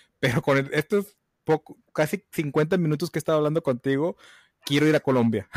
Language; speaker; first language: Spanish; early bilingual, heritage; Spanish